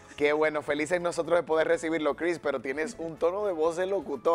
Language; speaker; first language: Spanish; native; Spanish